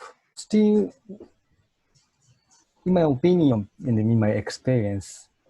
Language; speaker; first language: English; non-native, fluent; Japanese